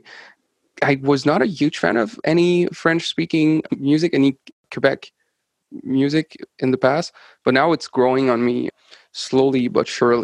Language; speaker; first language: English; non-native, fluent; French